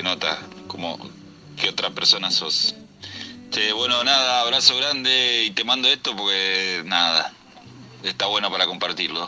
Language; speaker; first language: Spanish; native; Spanish